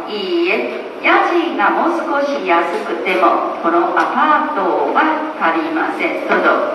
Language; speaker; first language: Japanese; non-native, fluent; Chinese